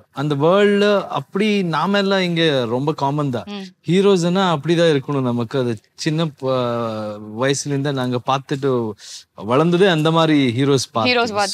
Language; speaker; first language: Tamil; non-native, local second language; Kannada